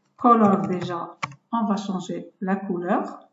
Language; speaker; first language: French; non-native, local second language; Arabic